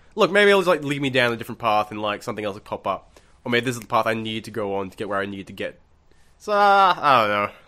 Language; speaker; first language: English; non-native, local second language; Malay